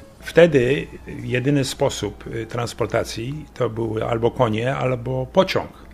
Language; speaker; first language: Polish; early bilingual, heritage; Polish